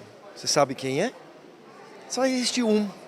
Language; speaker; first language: Portuguese; non-native, fluent; German